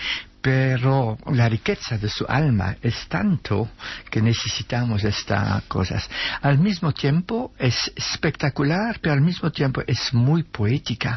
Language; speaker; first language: Spanish; non-native, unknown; Dutch